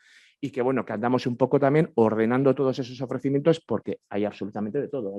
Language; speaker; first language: Spanish; native; Spanish